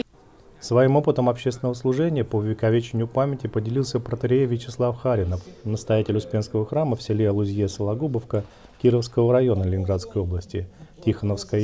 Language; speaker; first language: Russian; native; Russian